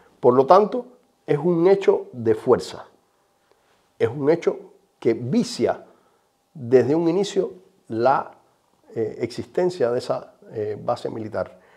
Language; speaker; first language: Spanish; native; Spanish